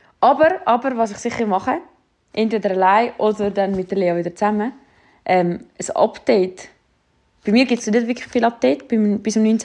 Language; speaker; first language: German; native; German